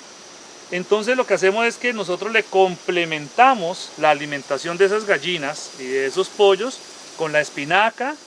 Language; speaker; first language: Spanish; native; Spanish